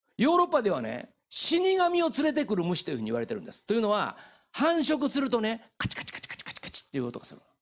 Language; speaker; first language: Japanese; native; Japanese